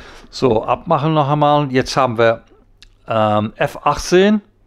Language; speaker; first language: German; non-native, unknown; English